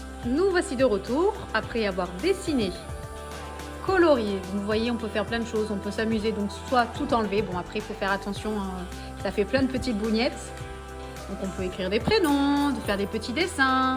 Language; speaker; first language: French; native; French